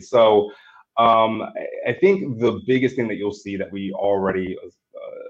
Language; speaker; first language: English; native; English